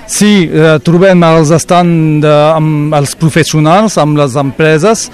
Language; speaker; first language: Catalan; non-native, local second language; French